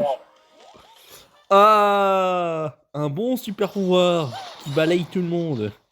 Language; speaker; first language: French; native; French